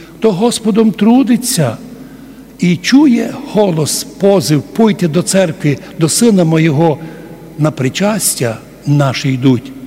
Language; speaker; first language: Ukrainian; native; Ukrainian